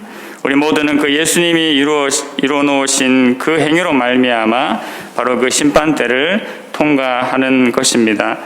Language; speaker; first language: Korean; native; Korean